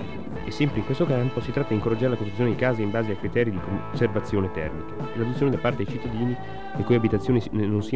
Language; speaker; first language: Italian; native; Italian